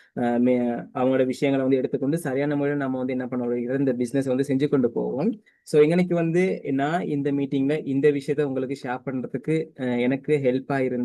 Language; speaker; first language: Tamil; native; Tamil